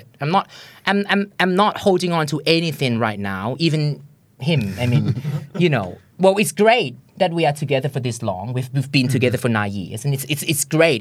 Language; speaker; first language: English; non-native, fluent; Thai